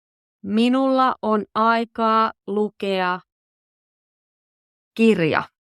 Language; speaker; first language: Finnish; non-native, fluent; English